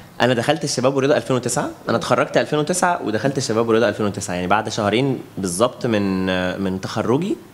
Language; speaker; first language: Arabic; native; Arabic